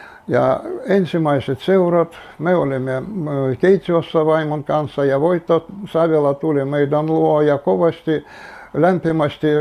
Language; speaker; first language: Finnish; non-native, learner; Russian